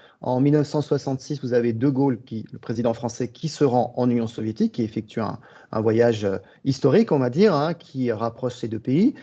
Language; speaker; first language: French; early bilingual, other home language; Russian